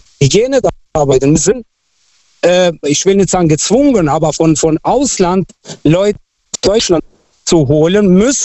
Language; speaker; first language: German; non-native, fluent; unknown